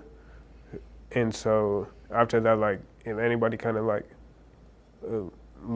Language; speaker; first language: English; early bilingual, other home language; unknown